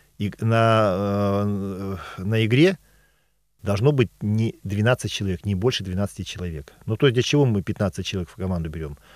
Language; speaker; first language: Russian; native; Russian